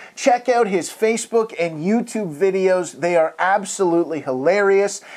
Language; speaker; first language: English; native; English